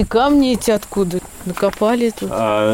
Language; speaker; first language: Russian; native; Russian